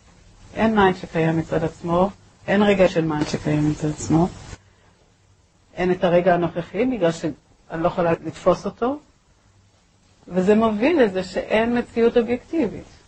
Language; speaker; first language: Hebrew; native; Hebrew